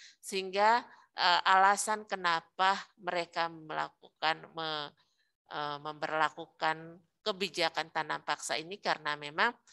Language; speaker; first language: Indonesian; native; Indonesian